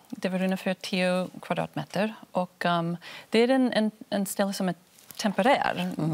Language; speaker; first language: Swedish; non-native, fluent; Spanish